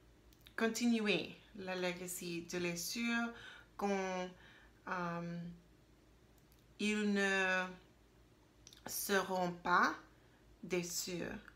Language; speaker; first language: French; non-native, learner; English